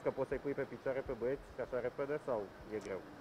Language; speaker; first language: Romanian; native; Romanian